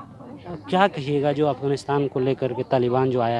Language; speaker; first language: Hindi; native; Hindi